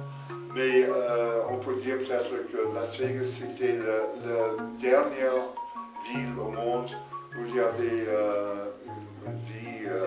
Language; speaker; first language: French; non-native, fluent; English